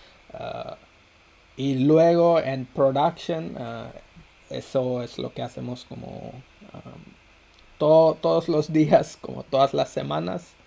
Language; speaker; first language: Spanish; non-native, fluent; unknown